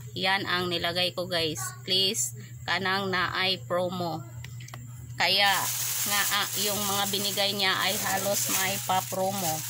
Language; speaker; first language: Filipino; non-native, local second language; Cebuano